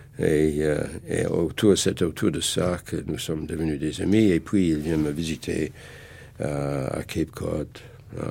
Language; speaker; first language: French; non-native, fluent; English